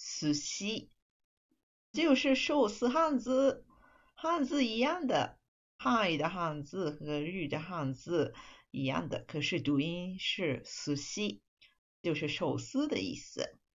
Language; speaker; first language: Chinese; non-native, fluent; Japanese